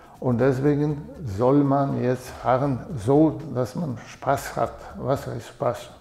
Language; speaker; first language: German; non-native, fluent; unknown